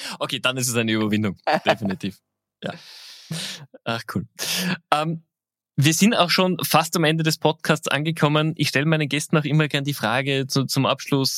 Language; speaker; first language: German; native; German